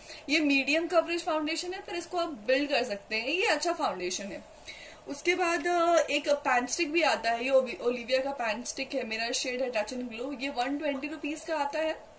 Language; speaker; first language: Hindi; native; Hindi